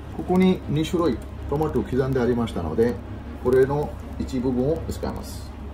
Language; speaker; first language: Japanese; non-native, fluent; Bangla